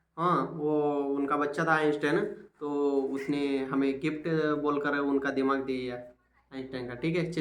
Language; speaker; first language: Hindi; non-native, local second language; Marathi